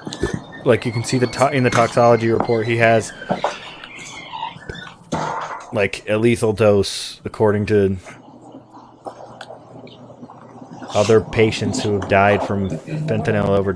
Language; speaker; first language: English; native; English